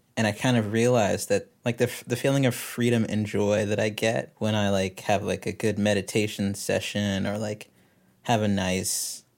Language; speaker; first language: English; native; English